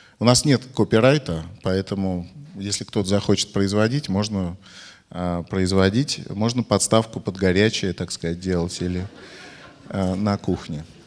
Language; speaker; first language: Russian; native; Russian